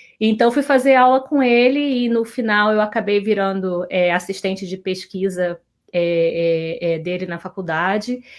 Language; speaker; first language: Portuguese; native; Portuguese